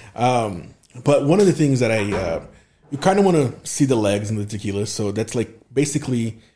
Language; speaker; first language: English; non-native, fluent; Portuguese